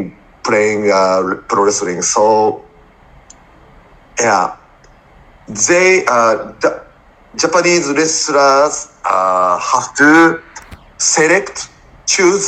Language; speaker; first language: English; non-native, learner; Japanese